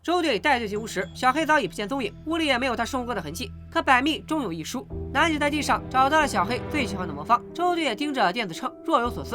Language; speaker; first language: Chinese; native; Chinese